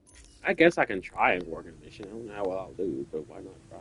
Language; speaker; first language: English; native; English